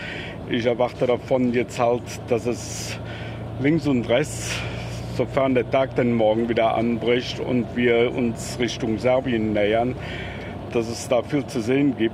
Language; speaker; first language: German; native; German